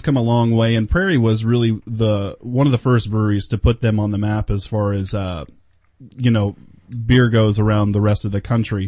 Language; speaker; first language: English; native; English